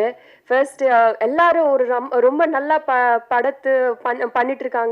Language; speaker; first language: Tamil; non-native, learner; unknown